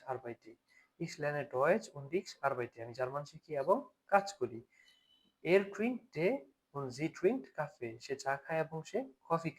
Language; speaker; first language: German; non-native, fluent; Bangla